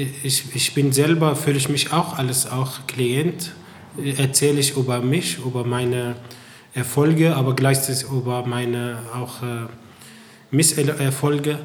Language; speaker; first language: German; non-native, fluent; Arabic